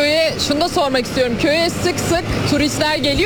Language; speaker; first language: Turkish; native; Turkish